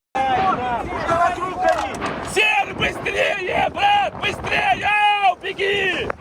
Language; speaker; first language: Ukrainian; native; Ukrainian